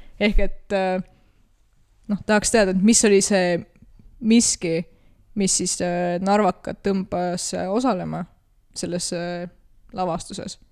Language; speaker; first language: Estonian; non-native, local second language; Russian